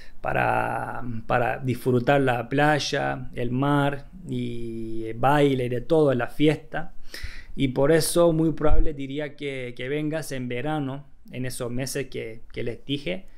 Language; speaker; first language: Spanish; non-native, fluent; Turkish